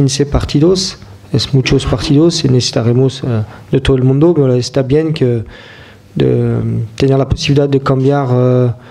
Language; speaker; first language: Spanish; non-native, fluent; French